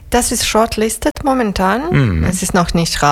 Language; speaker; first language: German; non-native, fluent; Serbian